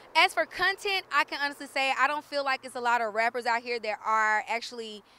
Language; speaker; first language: English; native; English